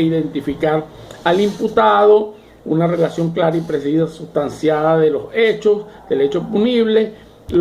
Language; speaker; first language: Spanish; native; Spanish